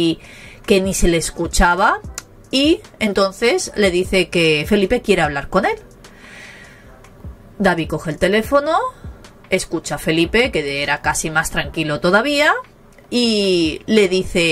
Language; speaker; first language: Spanish; native; Spanish